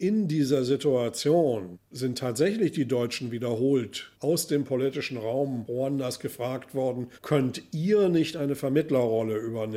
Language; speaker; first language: German; native; German